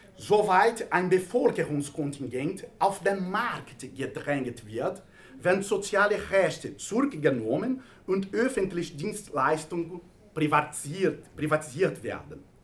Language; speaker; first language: German; non-native, fluent; Portuguese